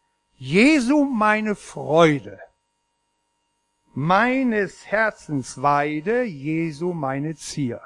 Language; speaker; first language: German; native; German